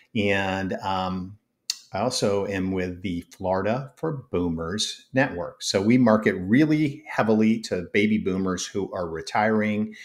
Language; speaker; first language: English; native; English